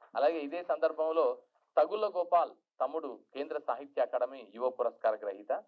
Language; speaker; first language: Telugu; native; Telugu